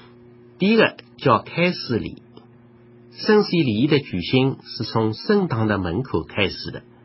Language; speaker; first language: Chinese; native; Chinese